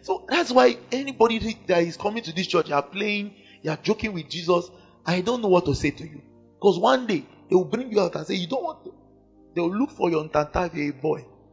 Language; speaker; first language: English; non-native, local second language; Igbo